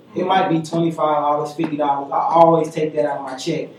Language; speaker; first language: English; native; English